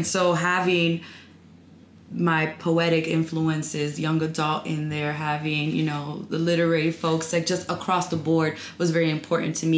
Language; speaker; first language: English; native; English